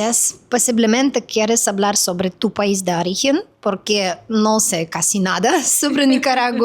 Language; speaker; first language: Spanish; non-native, fluent; Russian